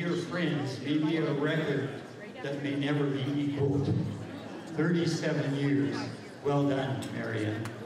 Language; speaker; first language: English; native; English